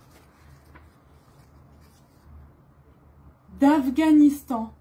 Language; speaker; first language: French; native; French